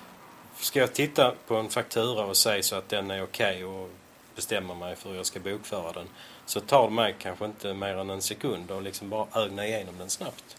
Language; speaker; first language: Swedish; native; Swedish